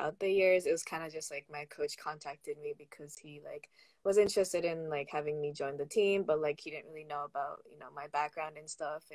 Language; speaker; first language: English; native; English